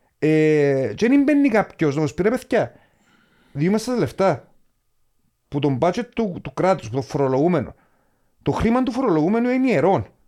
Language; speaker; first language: Greek; native; Greek